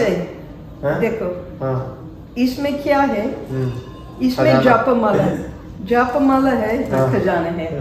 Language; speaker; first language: Hindi; non-native, fluent; English